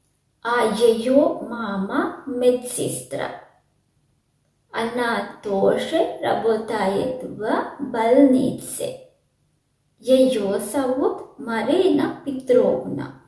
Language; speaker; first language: Russian; non-native, learner; Sinhala